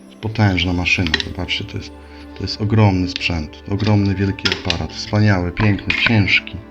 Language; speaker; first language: Polish; native; Polish